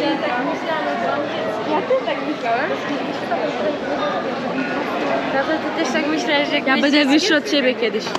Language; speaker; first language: Polish; early bilingual, heritage; Polish